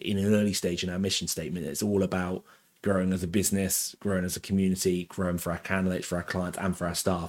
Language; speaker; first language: English; native; English